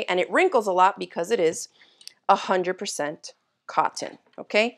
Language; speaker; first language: English; native; English